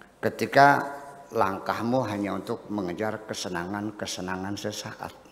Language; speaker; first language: Indonesian; non-native, local second language; Javanese